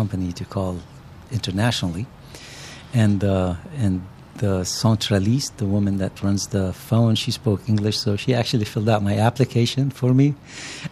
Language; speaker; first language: English; non-native, fluent; Arabic